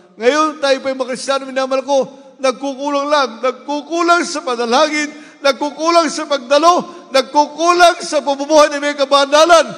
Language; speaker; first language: Filipino; native; Filipino